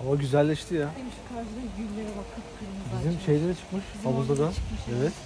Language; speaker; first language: Turkish; native; Turkish